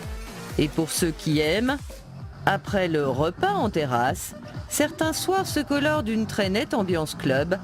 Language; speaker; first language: French; native; French